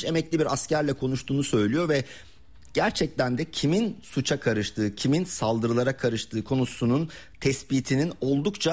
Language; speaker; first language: Turkish; native; Turkish